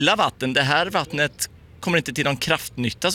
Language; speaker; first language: Swedish; native; Swedish